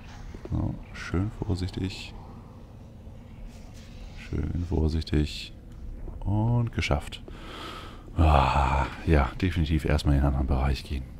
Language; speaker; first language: German; native; German